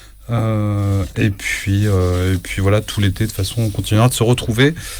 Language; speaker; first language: French; native; French